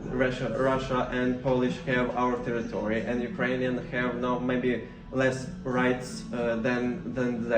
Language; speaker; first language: English; non-native, learner; Ukrainian